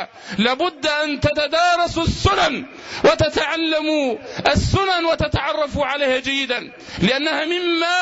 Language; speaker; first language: Arabic; native; Arabic